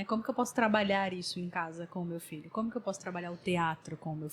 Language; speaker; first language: Portuguese; native; Portuguese